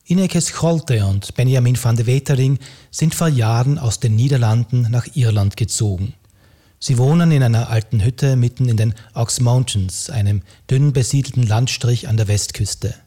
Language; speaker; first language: German; native; German